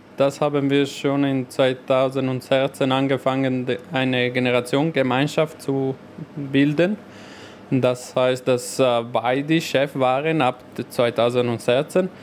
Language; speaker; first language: German; non-native, local second language; Italian